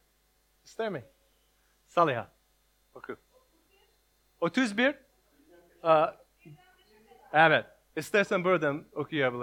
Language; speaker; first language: Turkish; non-native, learner; English